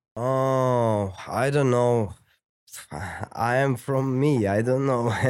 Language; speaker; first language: English; non-native, learner; Ukrainian